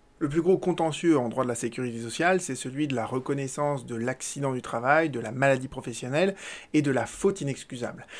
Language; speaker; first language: French; native; French